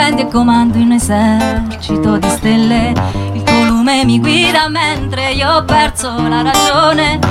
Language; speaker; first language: Italian; native; Italian